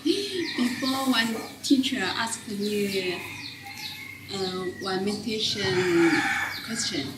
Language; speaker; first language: English; non-native, learner; Chinese